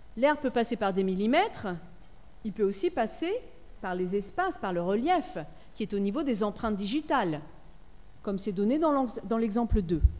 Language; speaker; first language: French; native; French